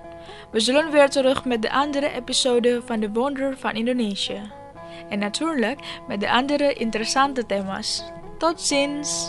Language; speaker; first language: Dutch; non-native, fluent; Indonesian